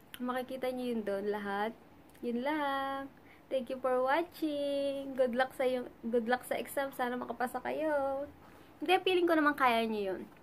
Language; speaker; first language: Filipino; native; Filipino